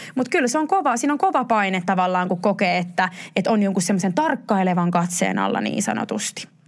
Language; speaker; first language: Finnish; native; Finnish